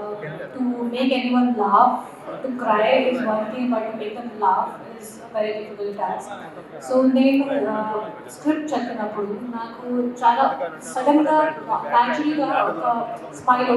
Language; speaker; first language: Telugu; non-native, local second language; Hindi